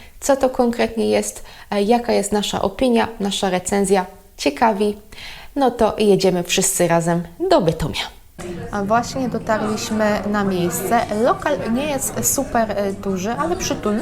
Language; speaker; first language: Polish; native; Polish